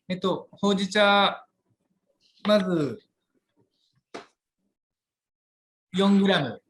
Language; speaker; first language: Japanese; native; Japanese